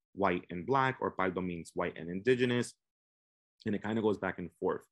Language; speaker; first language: English; native; English